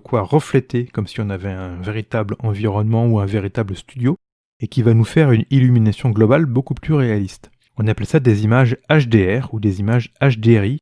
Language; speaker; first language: French; native; French